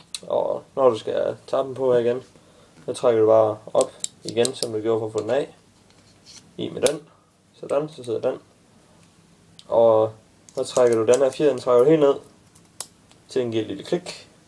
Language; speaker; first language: Danish; native; Danish